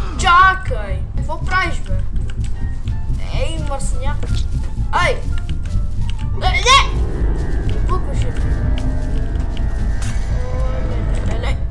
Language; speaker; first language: Bulgarian; early bilingual, heritage; Bulgarian